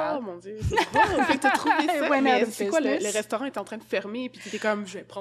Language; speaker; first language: French; native; French